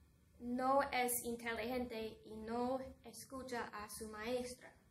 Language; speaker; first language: Spanish; non-native, fluent; English